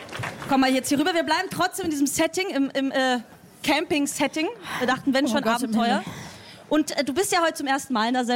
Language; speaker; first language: German; native; German